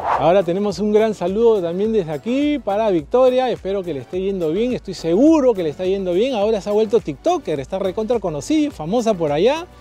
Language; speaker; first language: Spanish; native; Spanish